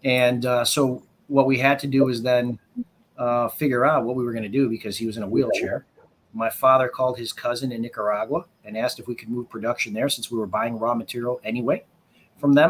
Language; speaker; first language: English; native; English